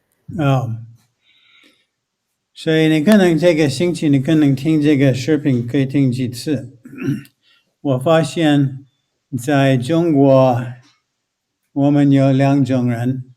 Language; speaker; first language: Chinese; non-native, fluent; English